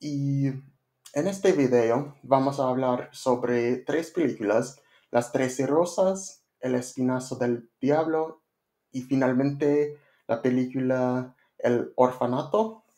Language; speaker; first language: Spanish; non-native, learner; English